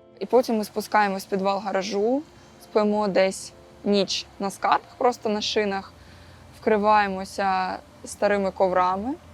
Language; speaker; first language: Ukrainian; non-native, local second language; Russian